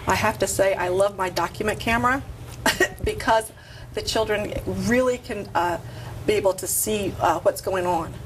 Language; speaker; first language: English; native; English